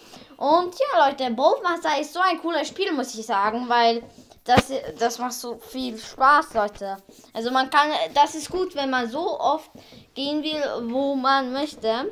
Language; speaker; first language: German; early bilingual, other home language; Hungarian